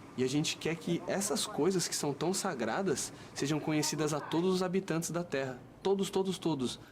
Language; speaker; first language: Portuguese; native; Portuguese